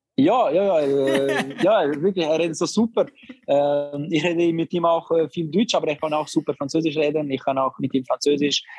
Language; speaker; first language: German; non-native, learner; Albanian